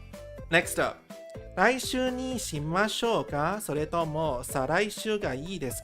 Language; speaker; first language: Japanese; non-native, learner; English